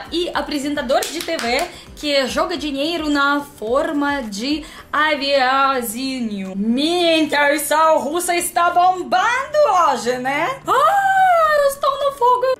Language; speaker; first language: Portuguese; non-native, learner; Russian